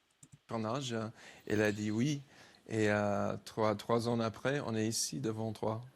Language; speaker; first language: French; non-native, learner; English